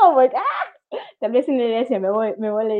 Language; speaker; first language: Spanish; early bilingual, heritage; English